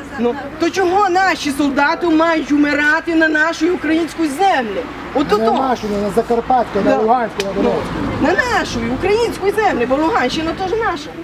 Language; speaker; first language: Ukrainian; native; Ukrainian